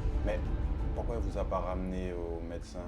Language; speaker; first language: French; native; French